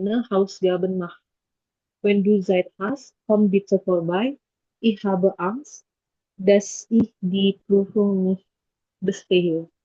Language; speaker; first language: German; non-native, learner; Indonesian